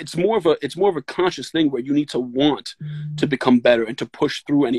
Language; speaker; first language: English; native; English